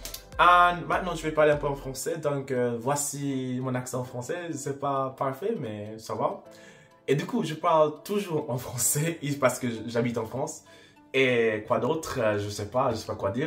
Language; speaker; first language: French; non-native, fluent; English